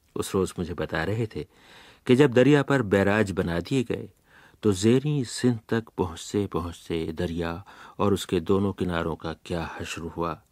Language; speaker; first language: Urdu; native; Urdu